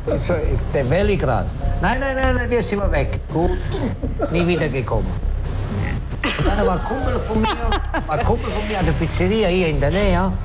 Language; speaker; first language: German; non-native, learner; Italian